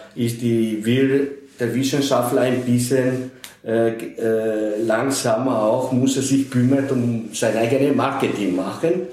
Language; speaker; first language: German; non-native, fluent; Spanish